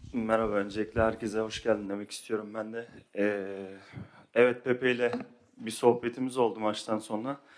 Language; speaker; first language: Turkish; early bilingual, heritage; Turkish